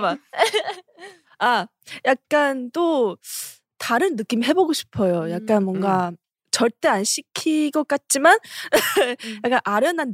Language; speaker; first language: Korean; non-native, fluent; Chinese